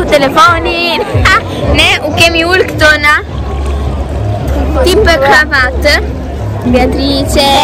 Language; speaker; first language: Albanian; early bilingual, heritage; Albanian